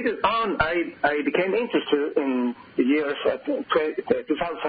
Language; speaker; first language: English; non-native, fluent; Spanish